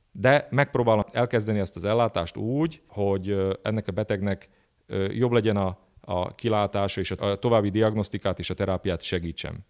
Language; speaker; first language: Hungarian; native; Hungarian